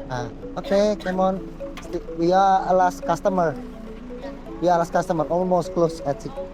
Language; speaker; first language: English; non-native, learner; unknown